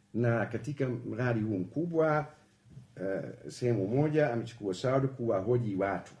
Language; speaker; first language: Swahili; non-native, fluent; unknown